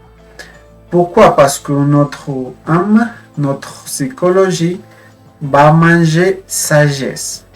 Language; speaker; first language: French; non-native, fluent; Spanish